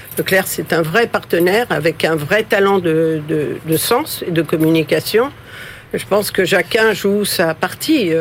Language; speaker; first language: French; early bilingual, other home language; Spanish